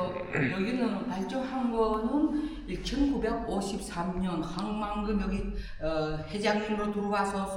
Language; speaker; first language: Korean; early bilingual, heritage; Korean